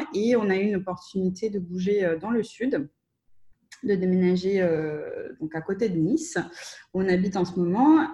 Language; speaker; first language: French; non-native, fluent; Russian